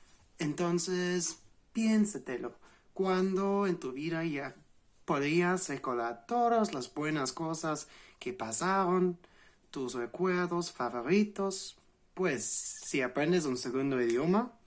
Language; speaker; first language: Spanish; non-native, fluent; English